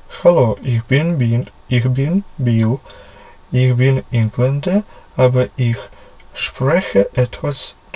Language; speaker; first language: German; non-native, fluent; Ukrainian